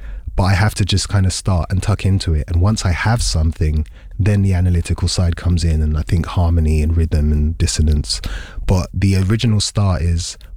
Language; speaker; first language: English; native; English